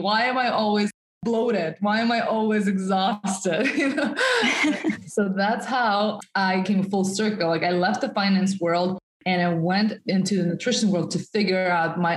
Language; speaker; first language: English; non-native, fluent; Russian